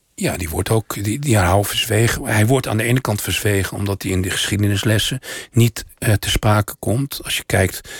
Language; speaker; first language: Dutch; native; Dutch